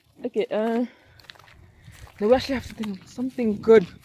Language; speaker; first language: English; non-native, fluent; French